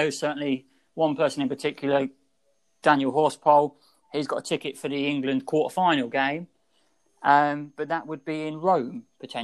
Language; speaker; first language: English; native; English